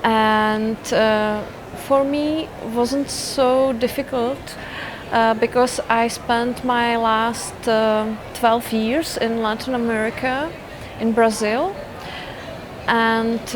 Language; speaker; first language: English; non-native, fluent; Czech